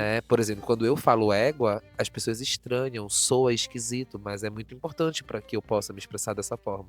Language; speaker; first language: Portuguese; native; Portuguese